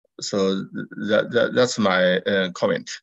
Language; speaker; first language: English; non-native, learner; Chinese